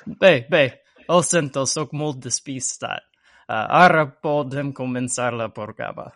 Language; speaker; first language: Catalan; non-native, learner; English